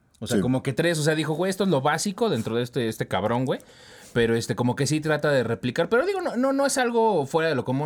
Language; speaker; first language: Spanish; native; Spanish